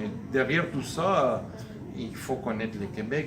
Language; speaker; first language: French; native; French